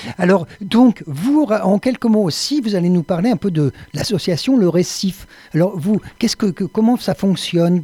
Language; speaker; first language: French; native; French